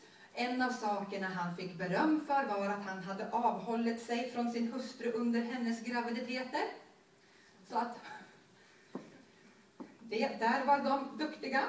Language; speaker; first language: Swedish; native; Swedish